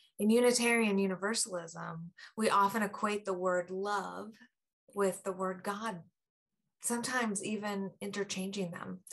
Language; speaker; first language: English; native; English